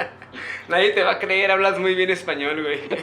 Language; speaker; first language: Spanish; native; Spanish